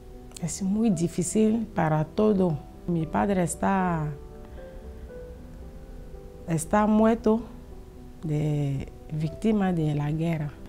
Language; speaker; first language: Spanish; non-native, learner; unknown